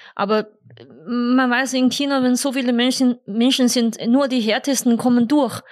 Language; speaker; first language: German; non-native, fluent; Chinese